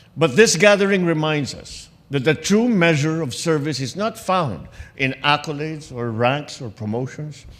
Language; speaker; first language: English; non-native, local second language; Filipino